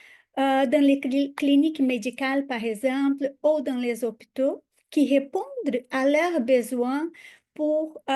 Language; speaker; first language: French; non-native, fluent; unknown